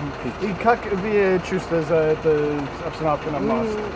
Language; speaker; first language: Russian; non-native, learner; English